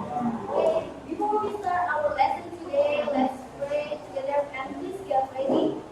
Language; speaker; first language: English; non-native, learner; Indonesian